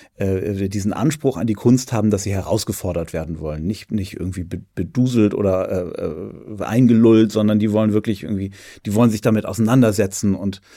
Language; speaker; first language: German; native; German